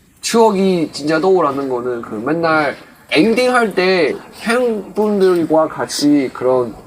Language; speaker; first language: Korean; non-native, fluent; Chinese